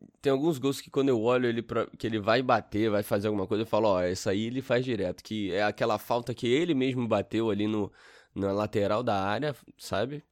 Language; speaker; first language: Portuguese; native; Portuguese